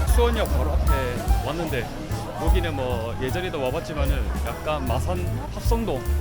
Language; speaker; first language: Korean; native; Korean